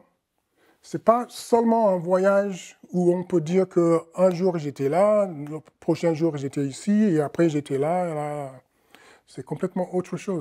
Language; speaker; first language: French; non-native, fluent; English